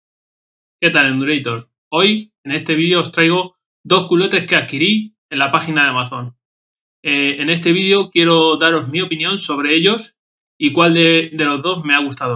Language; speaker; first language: Spanish; native; Spanish